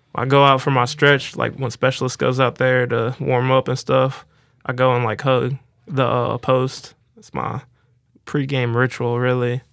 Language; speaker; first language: English; native; English